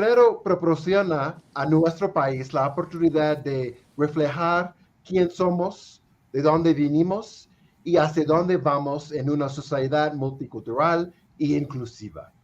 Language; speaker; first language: Spanish; non-native, fluent; English